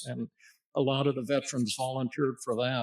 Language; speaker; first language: English; native; English